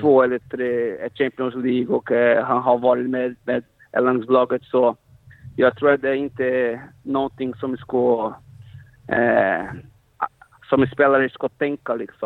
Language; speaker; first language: Swedish; non-native, fluent; Portuguese